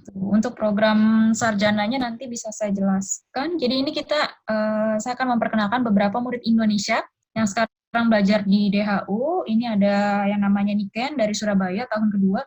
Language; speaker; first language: Indonesian; early bilingual, other home language; Japanese